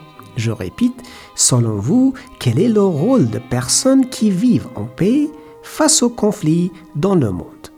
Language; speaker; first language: French; non-native, learner; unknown